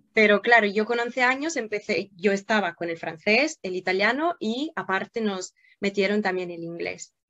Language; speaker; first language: Spanish; non-native, fluent; Italian